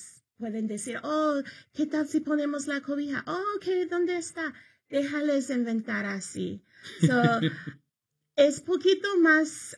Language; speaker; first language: Spanish; early bilingual, heritage; Spanish